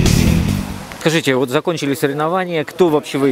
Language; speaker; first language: Russian; native; Russian